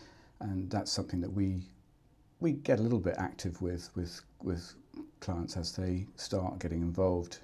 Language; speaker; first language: English; native; English